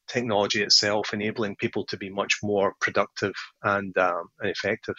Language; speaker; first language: English; native; English